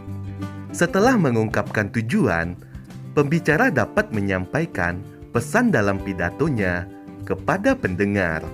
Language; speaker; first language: Indonesian; native; Indonesian